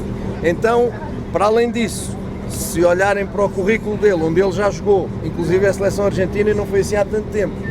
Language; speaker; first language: Portuguese; native; Portuguese